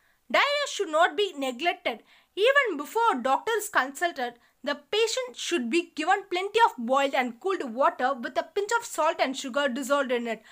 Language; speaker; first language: English; non-native, local second language; Tamil